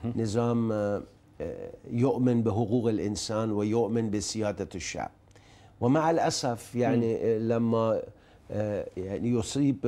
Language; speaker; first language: Arabic; non-native, fluent; Persian